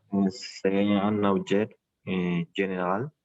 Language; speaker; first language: French; non-native, learner; Spanish